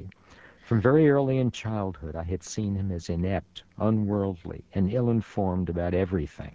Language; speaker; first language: English; early bilingual, other home language; Yiddish